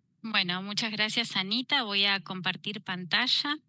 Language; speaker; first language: Spanish; native; Spanish